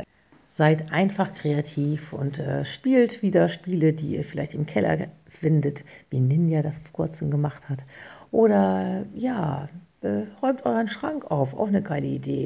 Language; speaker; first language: German; native; German